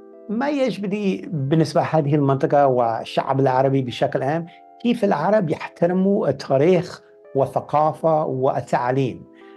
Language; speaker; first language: Arabic; non-native, fluent; English